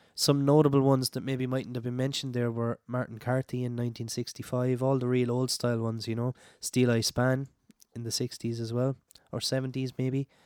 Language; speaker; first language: English; native; English